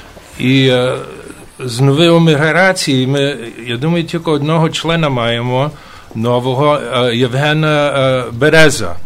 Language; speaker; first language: Ukrainian; early bilingual, heritage; Ukrainian